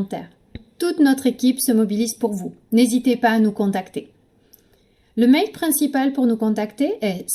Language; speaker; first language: French; native; French